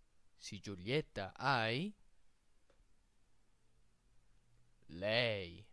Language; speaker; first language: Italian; non-native, fluent; Filipino